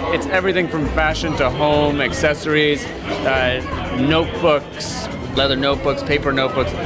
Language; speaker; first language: English; native; English